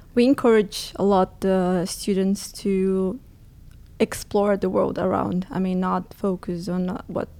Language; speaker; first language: English; non-native, fluent; Portuguese